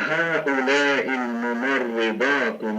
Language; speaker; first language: Arabic; non-native, learner; English